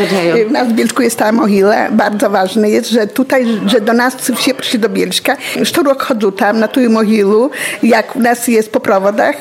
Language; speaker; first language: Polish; non-native, local second language; Ukrainian